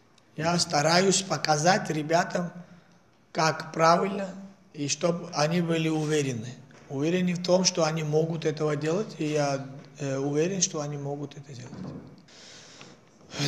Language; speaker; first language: Russian; non-native, fluent; Georgian